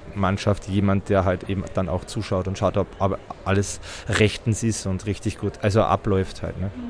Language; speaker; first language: German; native; German